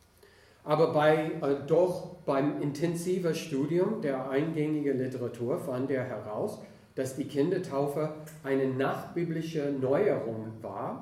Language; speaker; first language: German; non-native, fluent; English